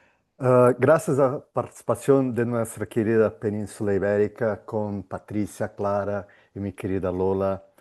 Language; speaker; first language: Spanish; non-native, fluent; Portuguese